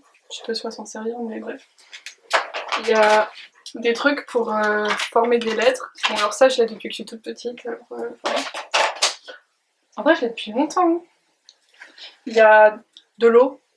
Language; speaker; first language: French; native; French